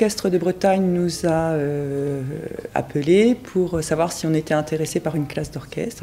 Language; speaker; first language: French; native; French